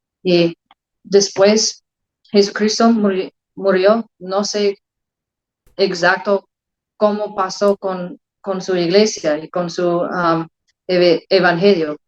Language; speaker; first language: Spanish; non-native, learner; English